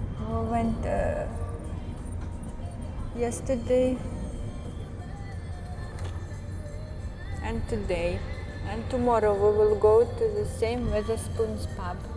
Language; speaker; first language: English; non-native, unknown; Russian